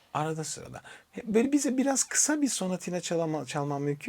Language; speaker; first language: Turkish; native; Turkish